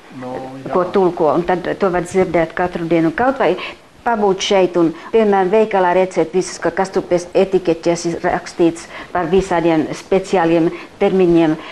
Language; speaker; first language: Latvian; non-native, fluent; Finnish